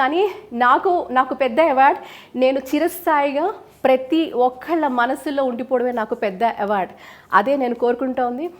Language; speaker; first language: Telugu; native; Telugu